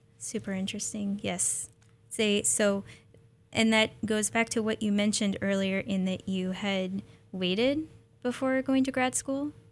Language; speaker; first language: English; native; English